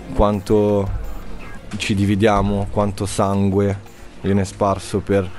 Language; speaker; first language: Italian; native; Italian